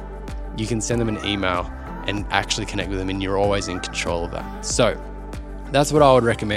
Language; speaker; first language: English; native; English